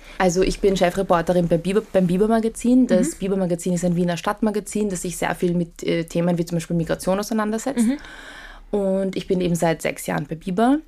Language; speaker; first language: German; early bilingual, other home language; Polish